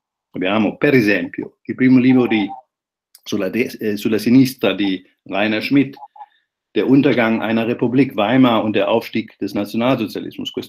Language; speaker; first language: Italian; non-native, fluent; German